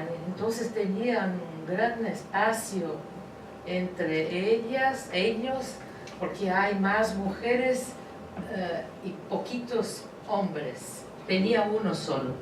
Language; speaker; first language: Spanish; non-native, fluent; Portuguese